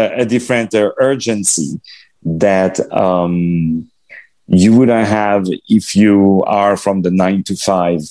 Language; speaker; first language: English; non-native, fluent; French